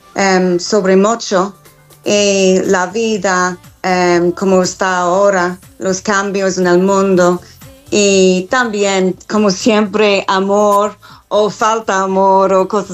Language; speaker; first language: Spanish; non-native, fluent; English